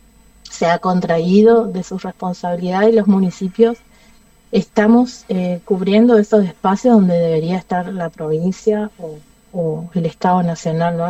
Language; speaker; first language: Spanish; native; Spanish